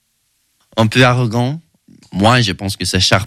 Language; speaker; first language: French; non-native, learner; Swedish